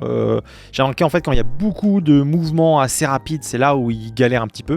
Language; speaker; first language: French; native; French